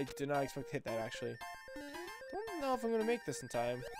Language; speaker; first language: English; native; English